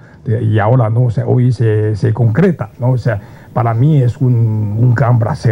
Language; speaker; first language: Spanish; non-native, learner; Chinese